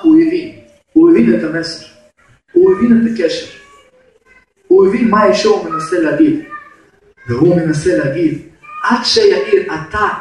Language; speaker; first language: Hebrew; non-native, fluent; Russian